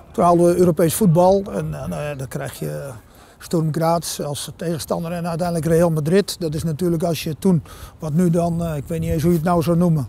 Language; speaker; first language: Dutch; native; Dutch